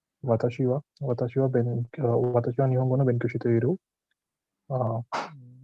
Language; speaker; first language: Japanese; non-native, learner; Hindi